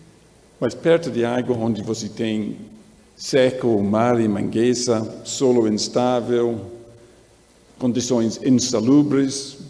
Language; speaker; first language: Portuguese; non-native, learner; English